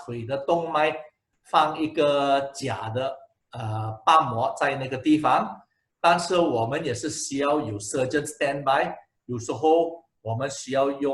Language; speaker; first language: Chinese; non-native, local second language; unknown